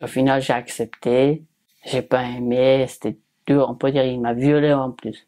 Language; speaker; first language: French; non-native, learner; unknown